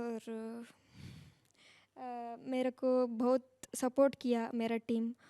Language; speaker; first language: Hindi; non-native, local second language; Kannada